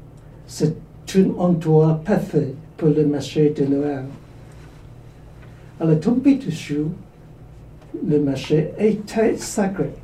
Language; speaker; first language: French; non-native, learner; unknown